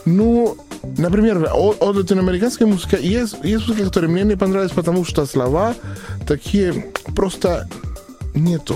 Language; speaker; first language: Russian; non-native, learner; Spanish